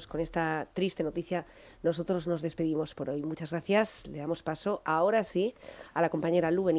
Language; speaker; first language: Spanish; native; Spanish